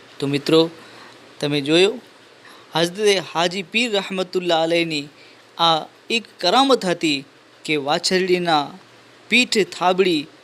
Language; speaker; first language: Gujarati; non-native, local second language; Sindhi